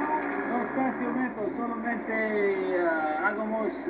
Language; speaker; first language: Spanish; non-native, learner; English